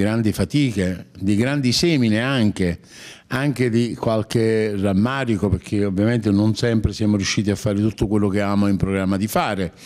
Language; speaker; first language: Italian; native; Italian